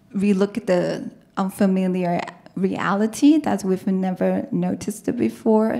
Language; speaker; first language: English; non-native, fluent; Chinese